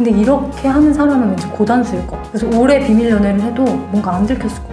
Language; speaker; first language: Korean; native; Korean